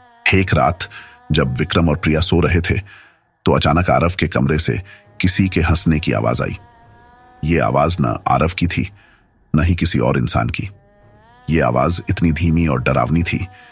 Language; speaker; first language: Hindi; native; Hindi